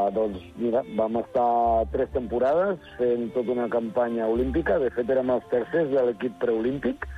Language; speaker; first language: Catalan; early bilingual, other home language; Spanish